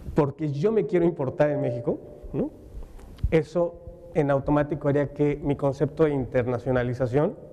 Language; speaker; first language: Spanish; native; Spanish